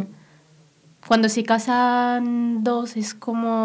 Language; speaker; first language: Spanish; non-native, local second language; Berber languages